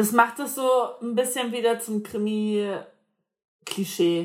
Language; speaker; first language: German; native; German